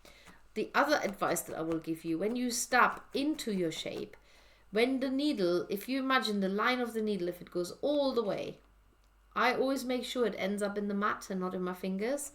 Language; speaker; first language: English; native; English